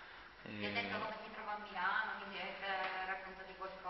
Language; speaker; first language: Italian; native; Italian